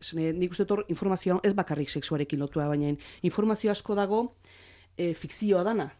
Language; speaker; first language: Basque; native; Basque